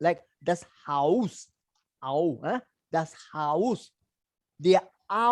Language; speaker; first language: German; non-native, learner; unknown